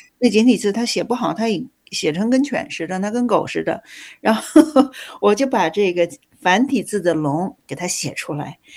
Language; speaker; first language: Chinese; native; Chinese